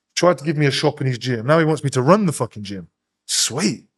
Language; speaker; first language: English; native; English